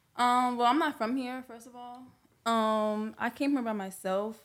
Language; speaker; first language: English; early bilingual, other home language; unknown